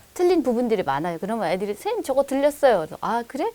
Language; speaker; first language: Korean; non-native, fluent; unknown